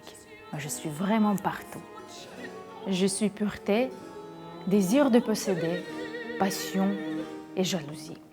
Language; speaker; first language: French; non-native, fluent; Russian